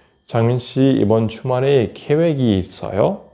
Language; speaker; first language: Korean; non-native, fluent; French